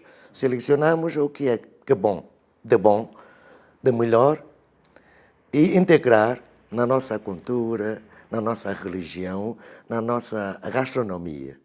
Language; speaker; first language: Portuguese; non-native, fluent; Vietnamese